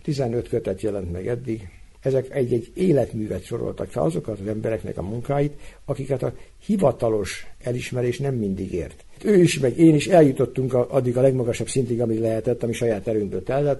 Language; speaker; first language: Hungarian; native; Hungarian